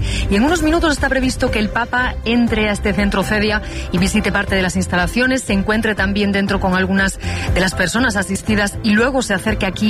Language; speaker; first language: Spanish; native; Spanish